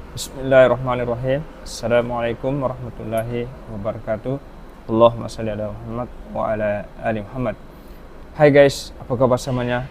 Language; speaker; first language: Malay; native; Malay